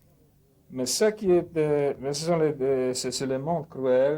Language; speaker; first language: French; non-native, fluent; Polish